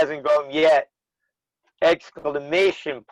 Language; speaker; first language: English; native; English